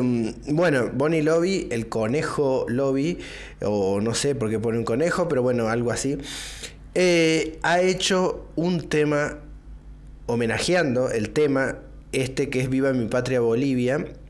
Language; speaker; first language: Spanish; native; Spanish